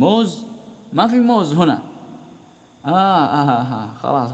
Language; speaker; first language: Arabic; non-native, fluent; Indonesian